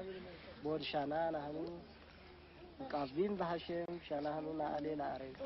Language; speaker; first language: Hebrew; non-native, learner; Amharic